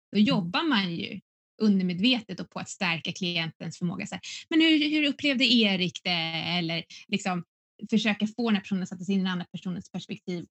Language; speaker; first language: Swedish; native; Swedish